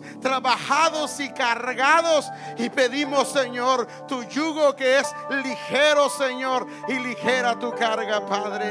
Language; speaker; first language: Spanish; native; Spanish